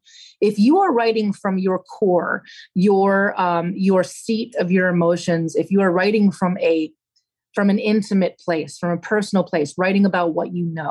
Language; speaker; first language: English; native; English